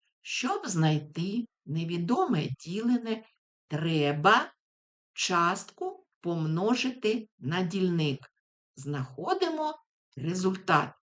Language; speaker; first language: Ukrainian; native; Ukrainian